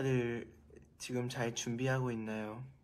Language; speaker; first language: Korean; non-native, fluent; Thai